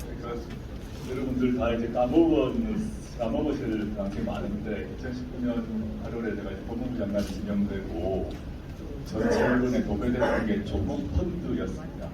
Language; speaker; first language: Korean; native; Korean